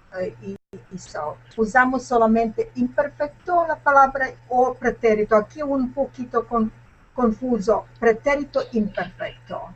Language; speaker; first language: Spanish; non-native, fluent; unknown